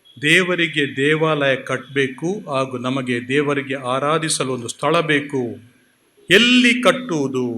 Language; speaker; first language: Kannada; non-native, local second language; Konkani